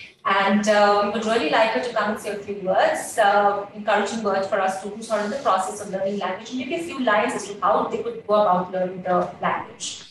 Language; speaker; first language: English; non-native, local second language; Hindi